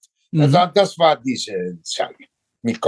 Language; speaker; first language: German; non-native, learner; Italian